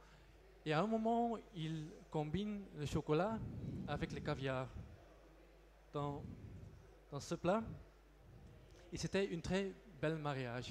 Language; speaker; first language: French; non-native, local second language; Dutch